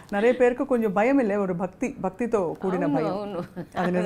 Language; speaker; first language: Telugu; native; Telugu